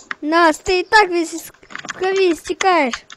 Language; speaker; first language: Russian; native; Russian